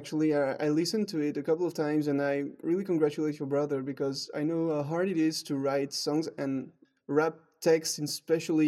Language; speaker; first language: English; non-native, fluent; French